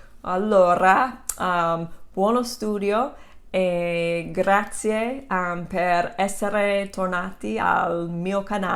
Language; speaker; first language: Italian; non-native, fluent; English